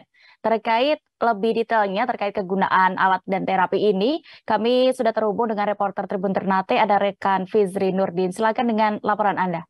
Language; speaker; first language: Indonesian; native; Indonesian